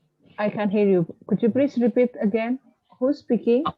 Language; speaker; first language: English; non-native, fluent; Indonesian